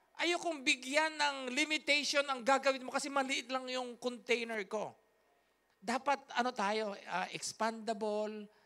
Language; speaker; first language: Filipino; native; Filipino